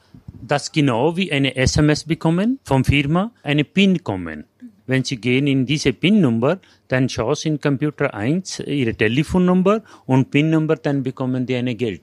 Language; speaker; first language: German; non-native, learner; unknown